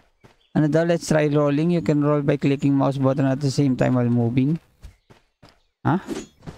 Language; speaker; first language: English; non-native, local second language; Filipino